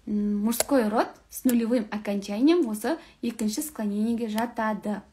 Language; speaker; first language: Russian; non-native, local second language; Kazakh